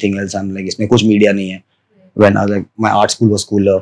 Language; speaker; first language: English; non-native, local second language; Gujarati